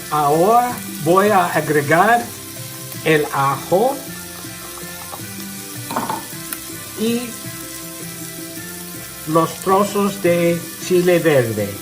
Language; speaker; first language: Spanish; non-native, learner; English